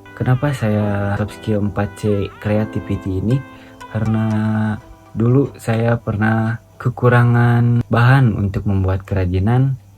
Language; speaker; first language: Indonesian; non-native, local second language; Sundanese